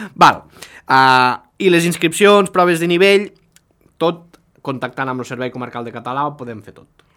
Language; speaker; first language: Catalan; native; Catalan